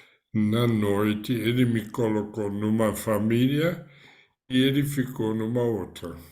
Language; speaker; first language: Portuguese; non-native, fluent; German